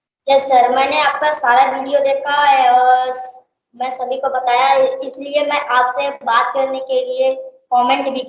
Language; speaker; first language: Hindi; native; Hindi